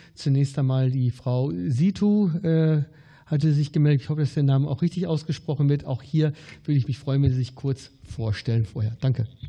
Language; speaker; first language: German; native; German